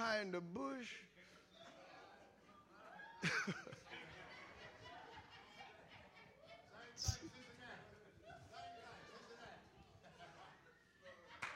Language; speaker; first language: English; native; English